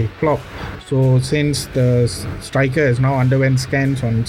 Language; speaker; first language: English; non-native, local second language; Tamil